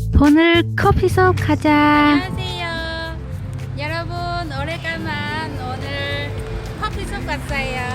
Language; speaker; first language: Korean; non-native, learner; Vietnamese